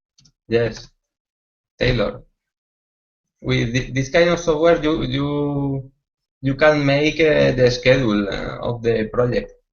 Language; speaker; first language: English; non-native, learner; Spanish